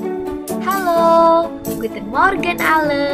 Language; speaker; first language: German; non-native, learner; Indonesian